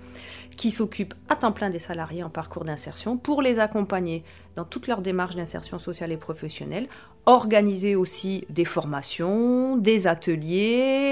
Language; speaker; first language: French; native; French